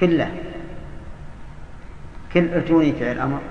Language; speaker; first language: Arabic; native; Arabic